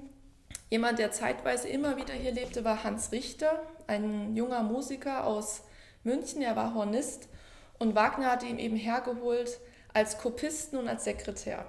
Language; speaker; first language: German; native; German